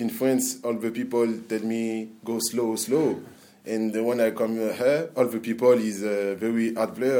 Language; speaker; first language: English; non-native, learner; French